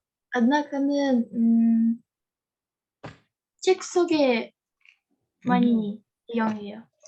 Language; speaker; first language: Korean; non-native, learner; Russian